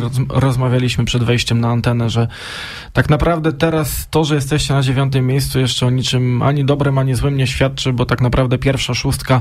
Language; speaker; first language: Polish; native; Polish